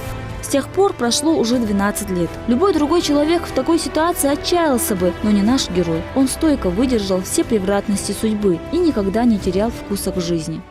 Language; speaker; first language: Russian; native; Russian